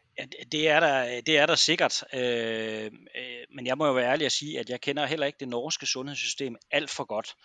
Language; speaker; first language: Danish; native; Danish